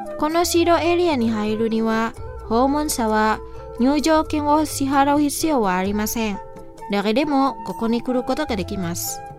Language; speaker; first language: Japanese; non-native, fluent; Indonesian